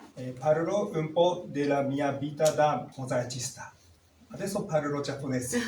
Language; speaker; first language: Italian; non-native, learner; Japanese